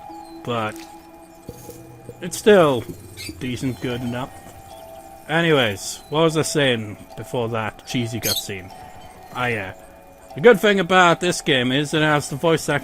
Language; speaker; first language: English; native; English